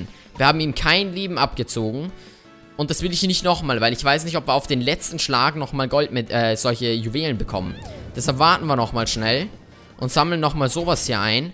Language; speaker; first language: German; native; German